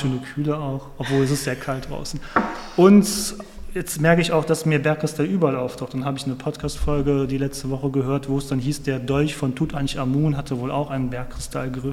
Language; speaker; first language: German; native; German